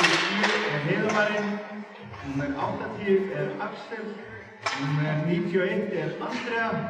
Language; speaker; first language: Icelandic; native; Icelandic